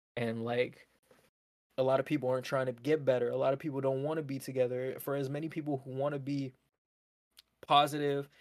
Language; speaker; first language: English; native; English